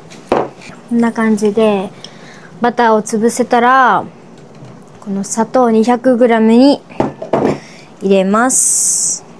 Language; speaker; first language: Japanese; early bilingual, other home language; Filipino